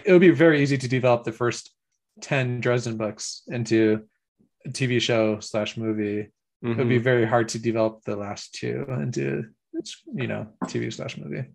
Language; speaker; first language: English; native; English